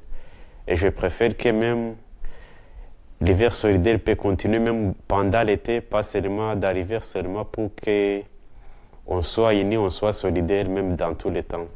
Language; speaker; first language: French; non-native, local second language; Kinyarwanda